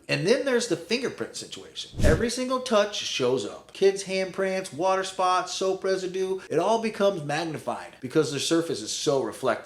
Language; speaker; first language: English; native; English